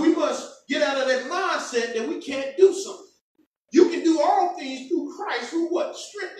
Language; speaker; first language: English; native; English